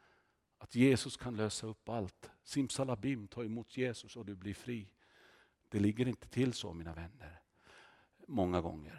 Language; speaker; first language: Swedish; non-native, fluent; Finnish